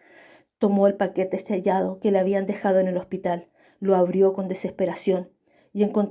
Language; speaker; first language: Spanish; native; Spanish